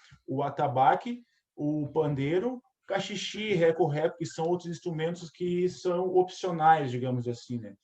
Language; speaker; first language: Portuguese; native; Portuguese